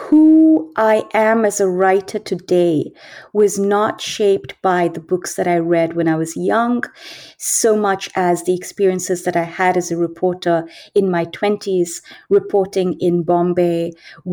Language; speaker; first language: English; native; English